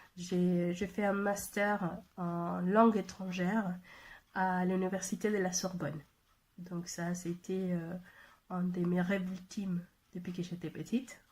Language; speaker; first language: French; non-native, fluent; Spanish